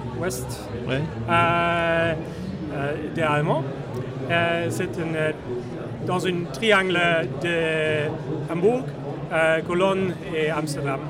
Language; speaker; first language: French; non-native, learner; German